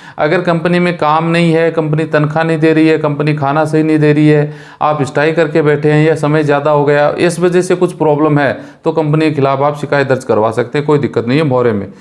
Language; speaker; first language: Hindi; native; Hindi